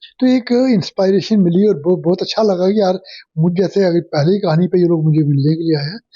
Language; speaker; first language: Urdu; non-native, local second language; Punjabi